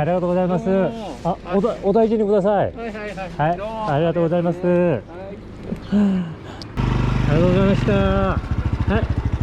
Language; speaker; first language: Japanese; non-native, learner; Korean